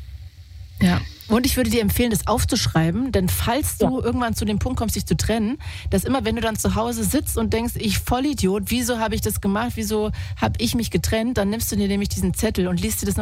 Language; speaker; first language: German; native; German